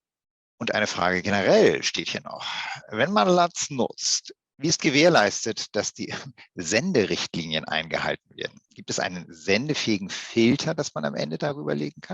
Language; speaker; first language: German; native; German